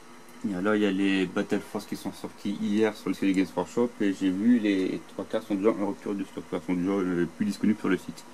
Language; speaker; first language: French; native; French